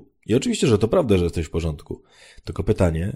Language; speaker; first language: Polish; native; Polish